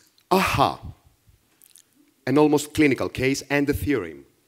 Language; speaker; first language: English; non-native, fluent; Greek